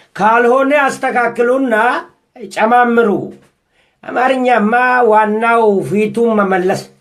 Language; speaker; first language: Amharic; non-native, local second language; Oromo